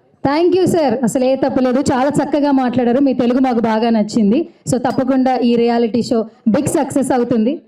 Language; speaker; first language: Telugu; native; Telugu